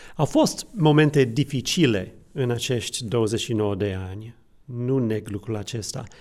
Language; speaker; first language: Romanian; non-native, fluent; English